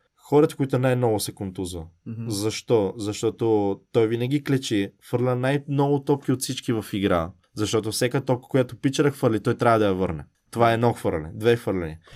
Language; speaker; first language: Bulgarian; early bilingual, heritage; Bulgarian